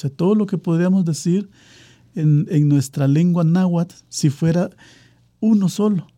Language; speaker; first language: Spanish; native; Spanish